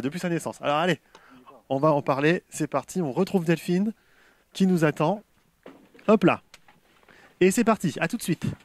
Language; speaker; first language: French; native; French